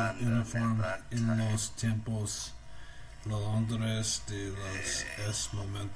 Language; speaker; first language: Spanish; non-native, learner; English